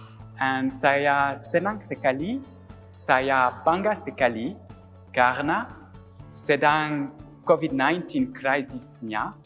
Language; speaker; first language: Indonesian; non-native, learner; French